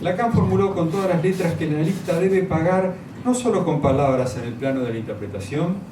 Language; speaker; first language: Spanish; native; Spanish